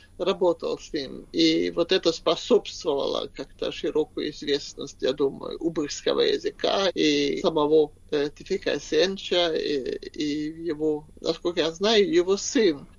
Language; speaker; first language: Russian; non-native, learner; Swedish